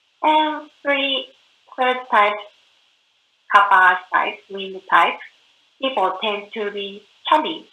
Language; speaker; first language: English; non-native, learner; Japanese